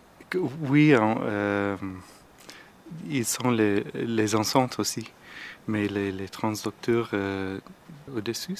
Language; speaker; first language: French; non-native, learner; English